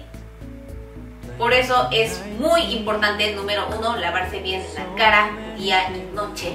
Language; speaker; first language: Spanish; non-native, fluent; Korean